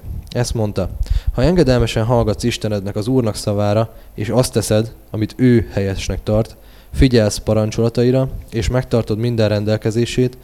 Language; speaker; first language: Hungarian; native; Hungarian